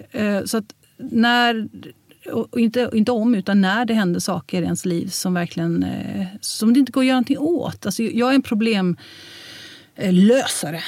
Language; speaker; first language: Swedish; early bilingual, heritage; Swedish